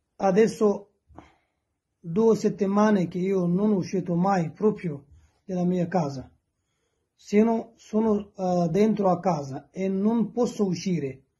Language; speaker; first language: Italian; non-native, learner; Persian